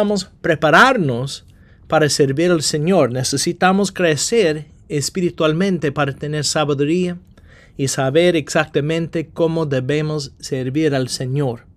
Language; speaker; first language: Spanish; non-native, fluent; English